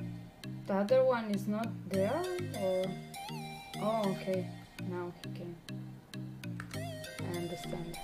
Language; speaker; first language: English; non-native, learner; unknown